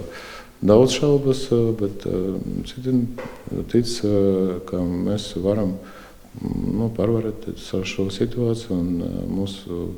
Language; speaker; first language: Latvian; non-native, local second language; Russian